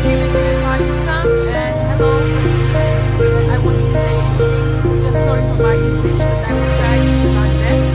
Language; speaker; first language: English; non-native, learner; Turkish